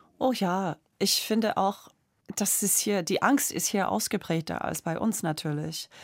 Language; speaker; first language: German; non-native, fluent; English